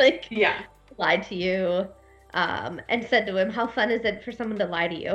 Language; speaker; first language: English; native; English